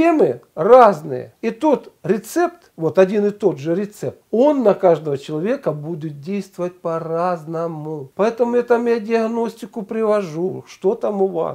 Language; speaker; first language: Russian; native; Russian